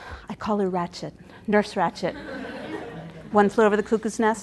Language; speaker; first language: English; native; English